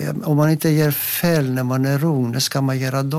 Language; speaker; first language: Swedish; non-native, fluent; Greek